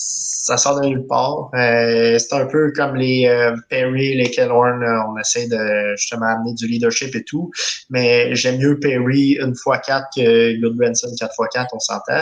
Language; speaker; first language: French; native; French